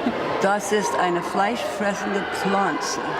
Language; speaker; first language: German; non-native, learner; English